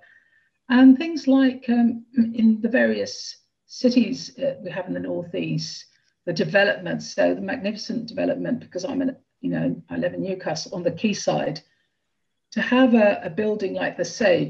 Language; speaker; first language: English; native; English